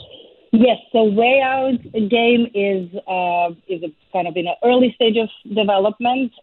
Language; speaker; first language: English; non-native, fluent; Serbian